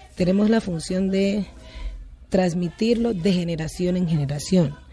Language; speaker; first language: Spanish; native; Spanish